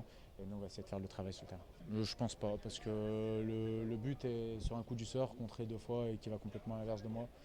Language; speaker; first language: French; native; French